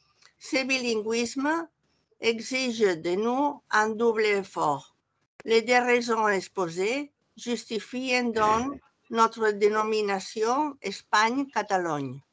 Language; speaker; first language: French; non-native, fluent; Catalan